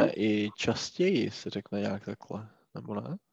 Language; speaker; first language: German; non-native, learner; Czech